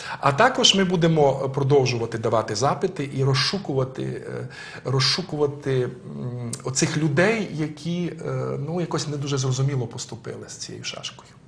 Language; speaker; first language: Ukrainian; native; Ukrainian